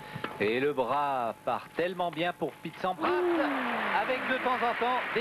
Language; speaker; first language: French; native; French